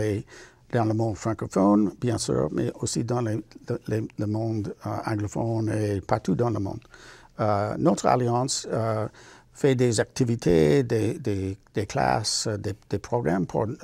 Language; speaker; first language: French; non-native, learner; English